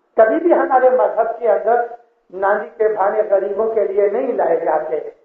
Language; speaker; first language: Urdu; non-native, local second language; Gujarati